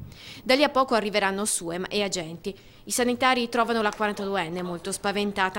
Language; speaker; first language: Italian; native; Italian